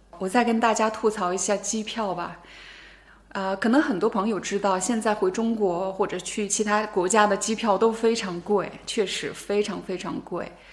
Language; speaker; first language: Chinese; native; Chinese